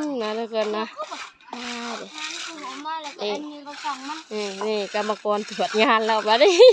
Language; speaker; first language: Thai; non-native, local second language; Northeastern Thai